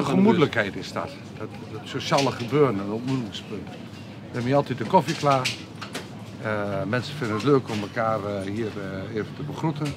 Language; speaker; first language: Dutch; native; Dutch